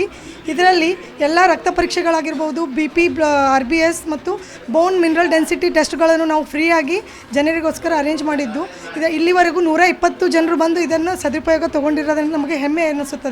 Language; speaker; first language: Kannada; native; Kannada